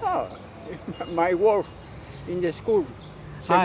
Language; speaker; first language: English; non-native, learner; Spanish